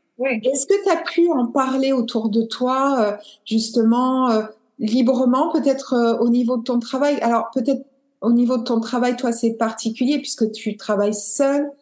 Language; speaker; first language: French; native; French